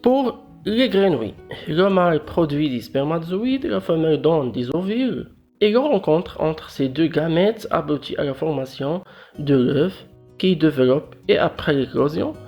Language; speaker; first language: French; non-native, local second language; Arabic